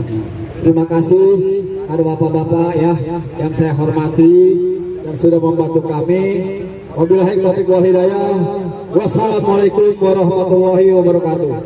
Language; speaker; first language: Indonesian; native; Indonesian